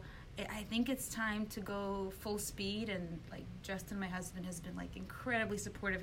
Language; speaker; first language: English; early bilingual, other home language; Russian